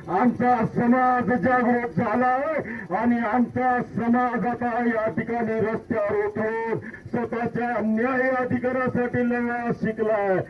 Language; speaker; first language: Marathi; non-native, local second language; Lambadi